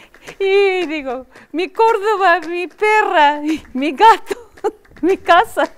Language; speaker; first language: Spanish; non-native, learner; Japanese